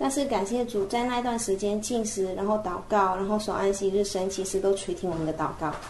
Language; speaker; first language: Chinese; native; Chinese